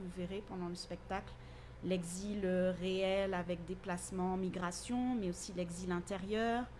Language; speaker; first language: French; native; French